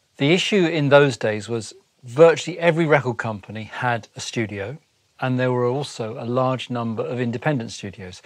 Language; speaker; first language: English; native; English